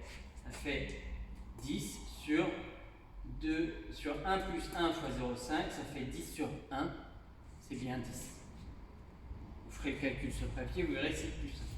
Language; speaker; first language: French; native; French